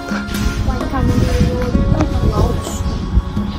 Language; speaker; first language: Chinese; non-native, learner; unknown